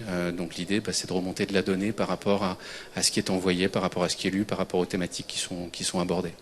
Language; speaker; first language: French; native; French